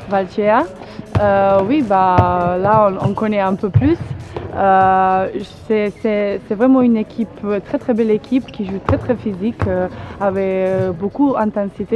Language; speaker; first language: French; non-native, fluent; Slovenian